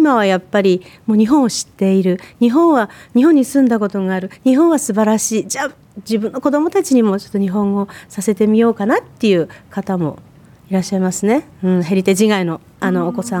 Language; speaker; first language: Japanese; native; Japanese